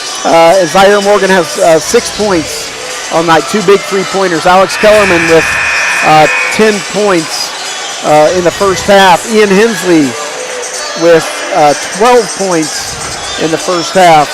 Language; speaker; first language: English; native; English